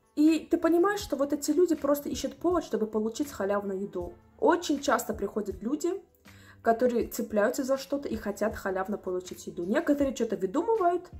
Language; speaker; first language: Russian; native; Russian